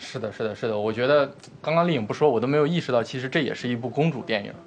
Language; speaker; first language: Chinese; native; Chinese